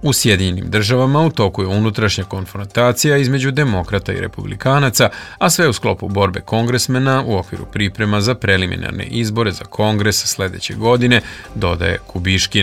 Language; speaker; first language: Serbian; native; Serbian